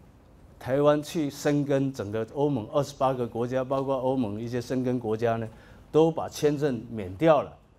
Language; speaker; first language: Chinese; native; Chinese